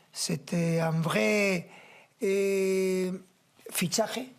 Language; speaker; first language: French; non-native, fluent; Spanish